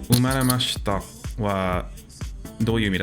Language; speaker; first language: Japanese; non-native, learner; English